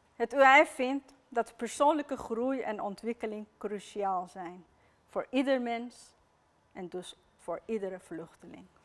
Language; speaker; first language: Dutch; non-native, fluent; Persian